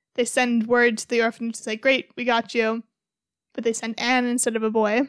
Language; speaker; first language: English; native; English